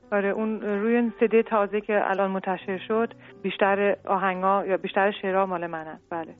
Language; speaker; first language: Persian; early bilingual, heritage; Persian